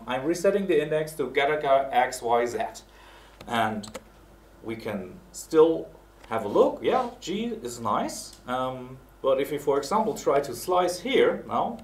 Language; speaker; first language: English; non-native, fluent; German